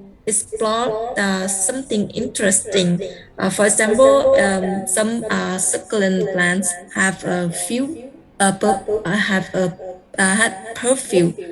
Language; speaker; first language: English; non-native, learner; Vietnamese